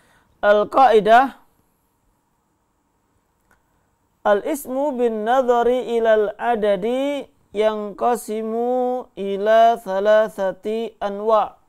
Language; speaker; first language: Arabic; non-native, fluent; Indonesian